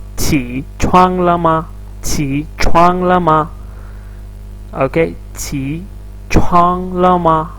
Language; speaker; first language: Chinese; non-native, fluent; Urdu